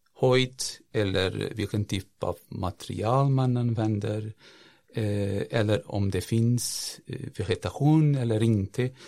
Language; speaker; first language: Swedish; non-native, fluent; Portuguese